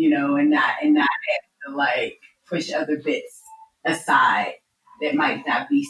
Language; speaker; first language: English; native; English